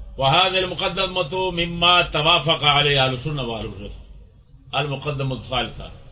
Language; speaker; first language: Arabic; non-native, fluent; Urdu